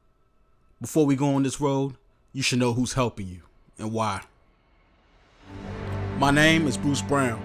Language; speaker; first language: English; native; English